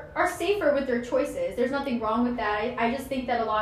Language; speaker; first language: English; native; English